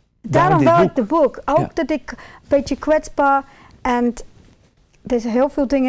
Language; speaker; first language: Dutch; non-native, fluent; English